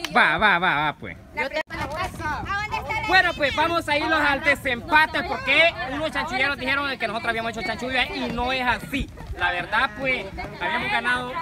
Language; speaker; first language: Spanish; native; Spanish